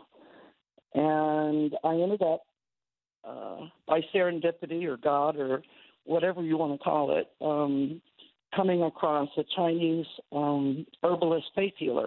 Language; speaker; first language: English; native; English